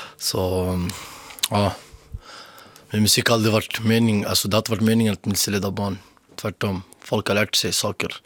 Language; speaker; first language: Swedish; early bilingual, other home language; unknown